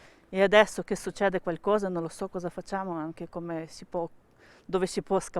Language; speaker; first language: Italian; non-native, learner; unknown